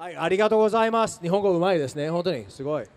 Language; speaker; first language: Japanese; non-native, learner; English